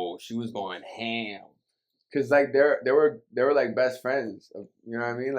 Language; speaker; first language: English; native; English